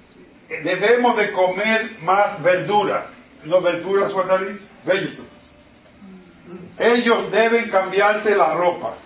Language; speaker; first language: Spanish; non-native, fluent; English